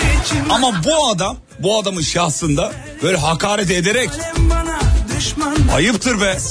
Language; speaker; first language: Turkish; native; Turkish